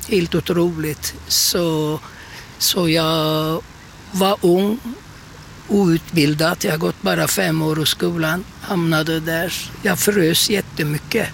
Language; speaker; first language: Swedish; non-native, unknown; Turkish